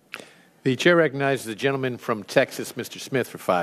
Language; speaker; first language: English; native; English